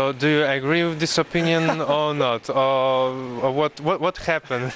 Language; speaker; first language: English; non-native, learner; Polish